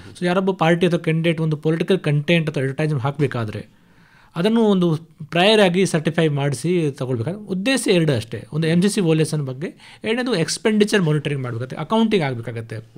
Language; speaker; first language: Kannada; non-native, fluent; Hindi